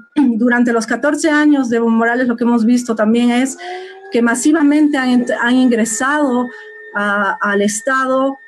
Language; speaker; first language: Spanish; native; Spanish